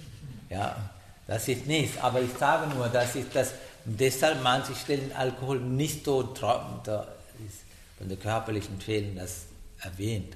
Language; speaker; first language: German; non-native, learner; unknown